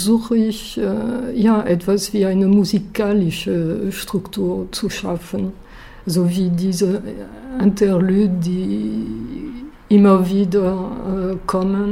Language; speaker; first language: German; non-native, fluent; French